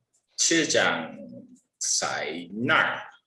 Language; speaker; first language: Chinese; non-native, learner; English